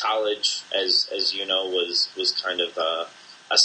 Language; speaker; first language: English; native; English